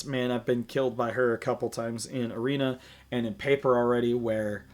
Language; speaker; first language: English; native; English